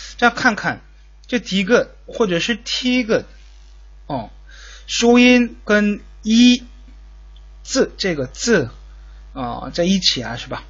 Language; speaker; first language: Chinese; non-native, fluent; Korean